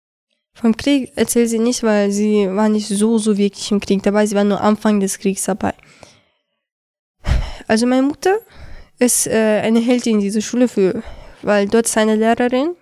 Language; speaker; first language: German; early bilingual, other home language; Chechen